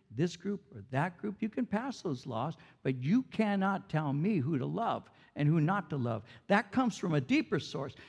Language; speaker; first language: English; early bilingual, other home language; Spanish